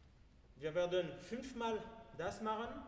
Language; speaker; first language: German; non-native, learner; French